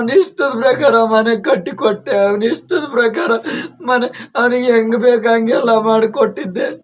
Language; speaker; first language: Kannada; native; Kannada